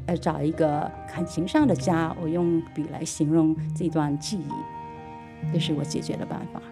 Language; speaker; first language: Chinese; early bilingual, heritage; Chinese